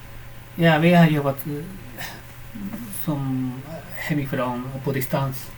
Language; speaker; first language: Swedish; non-native, fluent; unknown